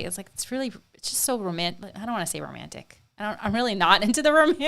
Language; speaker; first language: English; native; English